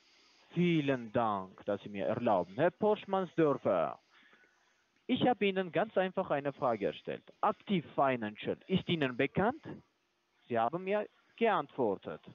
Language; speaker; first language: German; non-native, fluent; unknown